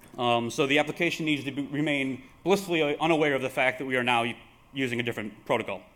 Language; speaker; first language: English; native; English